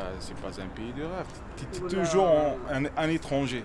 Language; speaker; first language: French; non-native, local second language; Arabic